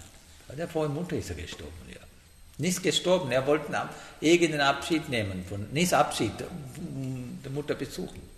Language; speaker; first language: German; non-native, learner; Sinhala